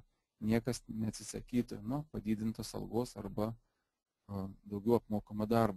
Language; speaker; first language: Lithuanian; native; Lithuanian